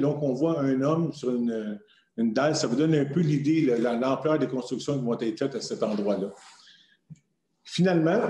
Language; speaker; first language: French; native; French